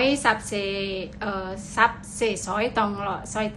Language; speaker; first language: Cantonese; non-native, learner; Indonesian